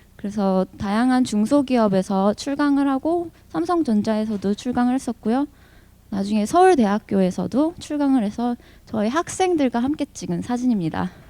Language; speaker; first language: Korean; early bilingual, heritage; Korean